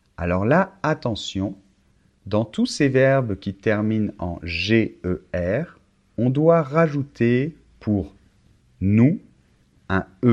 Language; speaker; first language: French; native; French